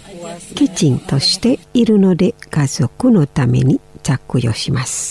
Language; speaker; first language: Japanese; non-native, fluent; Indonesian